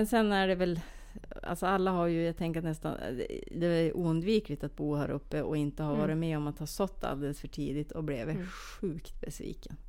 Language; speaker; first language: Swedish; native; Swedish